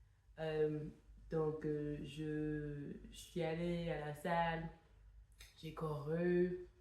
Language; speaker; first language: French; non-native, fluent; English